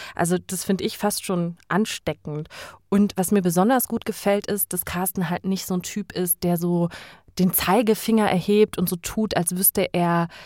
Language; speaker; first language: German; native; German